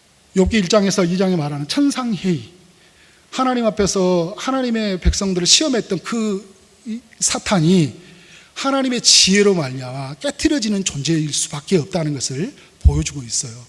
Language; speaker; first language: Korean; native; Korean